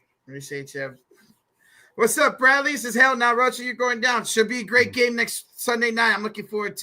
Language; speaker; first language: English; native; English